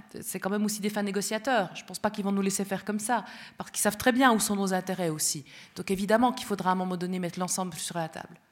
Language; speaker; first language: French; early bilingual, other home language; Spanish